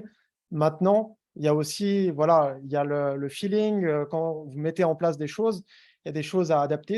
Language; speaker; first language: French; native; French